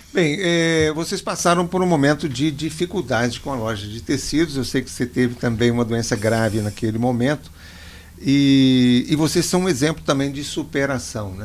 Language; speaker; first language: Portuguese; native; Portuguese